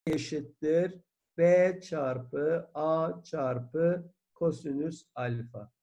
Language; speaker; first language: Turkish; native; Turkish